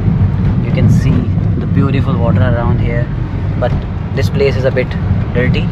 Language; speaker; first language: English; non-native, learner; Urdu